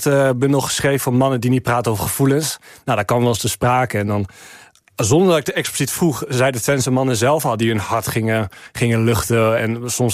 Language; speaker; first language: Dutch; native; Dutch